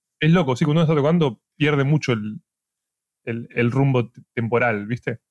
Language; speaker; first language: Spanish; native; Spanish